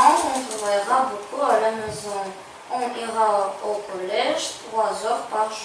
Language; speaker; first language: French; non-native, learner; Ukrainian